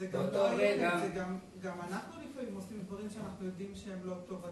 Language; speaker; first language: Hebrew; native; Hebrew